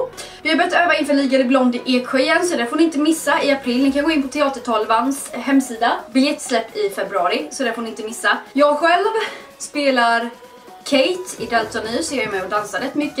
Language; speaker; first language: Swedish; native; Swedish